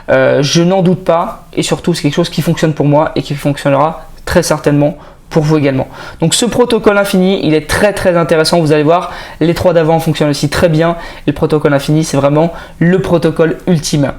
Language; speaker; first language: French; native; French